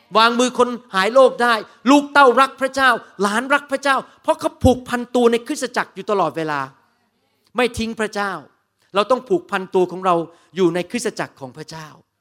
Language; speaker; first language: Thai; native; Thai